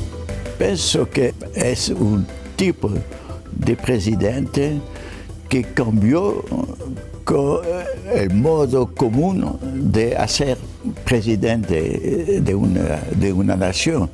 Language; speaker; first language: Spanish; non-native, fluent; French